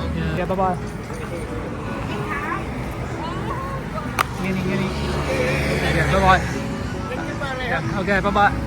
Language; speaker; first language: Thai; non-native, learner; English